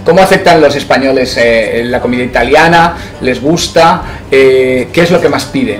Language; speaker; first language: Spanish; native; Spanish